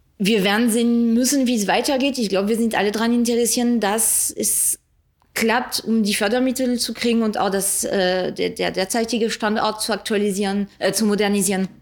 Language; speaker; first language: German; early bilingual, other home language; French